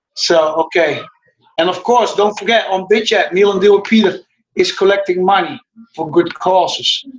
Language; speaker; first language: English; non-native, fluent; Dutch